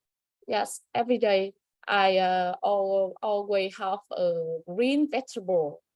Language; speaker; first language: English; non-native, learner; Vietnamese